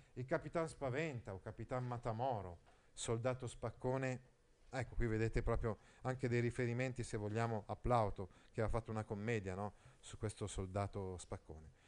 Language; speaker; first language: Italian; native; Italian